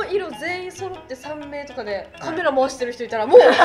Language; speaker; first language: Japanese; native; Japanese